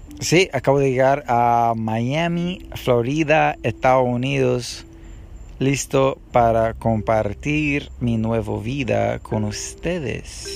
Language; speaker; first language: Spanish; non-native, learner; English